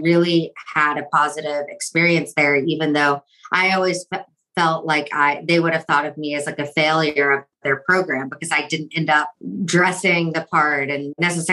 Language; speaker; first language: English; native; English